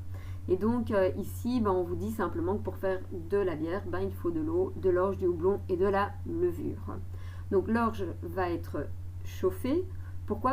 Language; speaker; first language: French; native; French